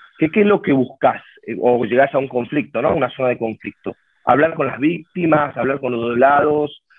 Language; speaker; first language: Spanish; native; Spanish